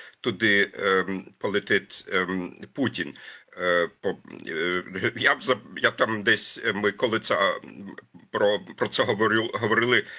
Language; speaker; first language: Ukrainian; non-native, fluent; German